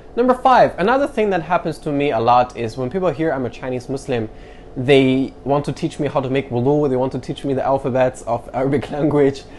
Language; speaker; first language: English; non-native, fluent; Chinese